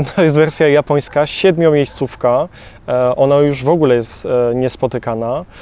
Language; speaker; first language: Polish; early bilingual, heritage; Polish